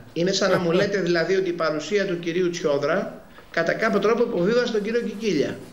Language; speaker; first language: Greek; native; Greek